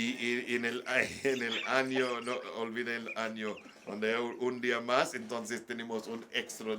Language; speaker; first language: Spanish; non-native, learner; English